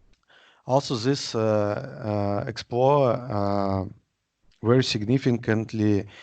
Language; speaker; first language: English; non-native, learner; Russian